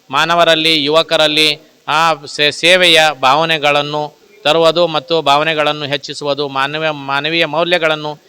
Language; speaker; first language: Kannada; non-native, local second language; Urdu